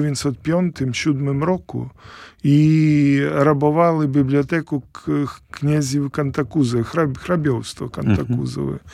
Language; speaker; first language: Polish; non-native, fluent; Ukrainian